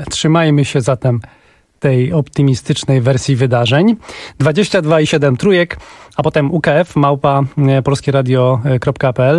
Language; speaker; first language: Polish; native; Polish